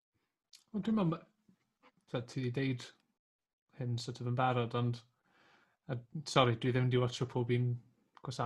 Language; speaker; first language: Welsh; native; Welsh